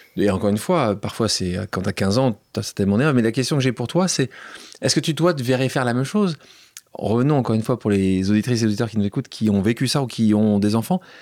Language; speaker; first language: French; native; French